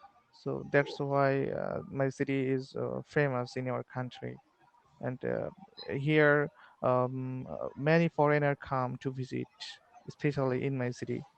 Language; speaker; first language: English; non-native, learner; Bangla